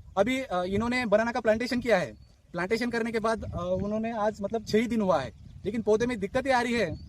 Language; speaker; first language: Hindi; non-native, local second language; Marathi